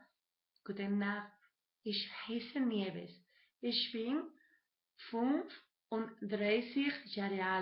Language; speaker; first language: German; non-native, learner; Spanish